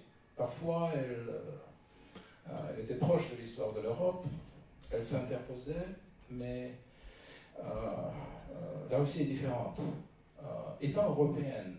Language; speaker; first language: French; non-native, fluent; Russian